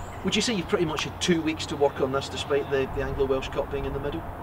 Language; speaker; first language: English; native; English